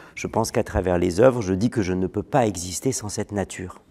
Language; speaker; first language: French; non-native, local second language; Malagasy